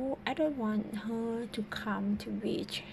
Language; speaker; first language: English; non-native, learner; Thai